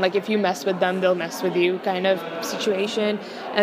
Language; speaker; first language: English; non-native, local second language; Punjabi